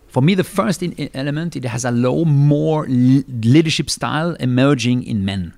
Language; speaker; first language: English; non-native, fluent; French